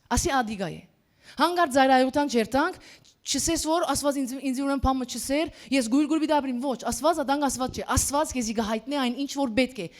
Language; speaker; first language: Armenian; early bilingual, heritage; Armenian